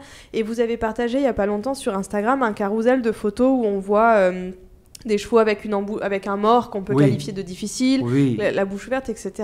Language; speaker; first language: French; native; French